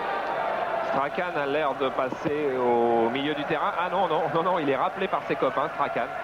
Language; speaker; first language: French; native; French